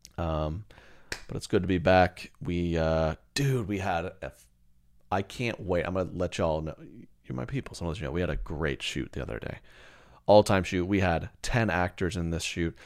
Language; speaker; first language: English; native; English